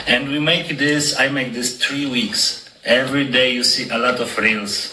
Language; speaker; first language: English; non-native, learner; Polish